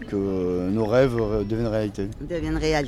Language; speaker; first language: French; native; French